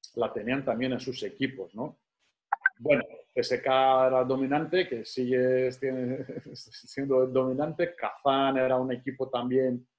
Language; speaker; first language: Spanish; non-native, fluent; Greek